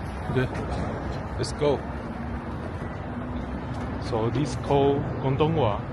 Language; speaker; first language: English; non-native, learner; Chinese